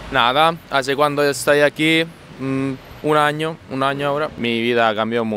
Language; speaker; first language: Spanish; non-native, learner; Italian